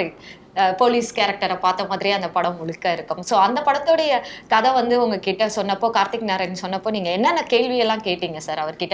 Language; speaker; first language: Tamil; native; Tamil